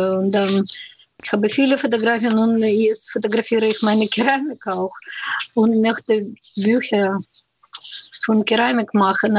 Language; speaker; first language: German; non-native, fluent; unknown